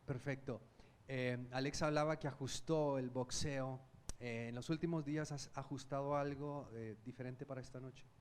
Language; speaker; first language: Spanish; native; Spanish